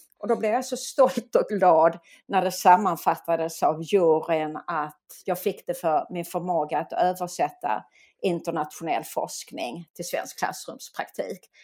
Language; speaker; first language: Swedish; native; Swedish